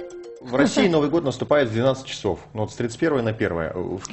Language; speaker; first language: Russian; native; Russian